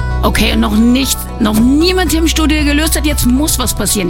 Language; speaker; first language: German; native; German